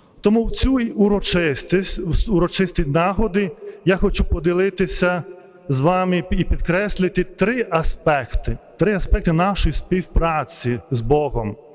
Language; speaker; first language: Ukrainian; non-native, fluent; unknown